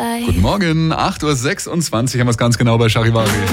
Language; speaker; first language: German; native; German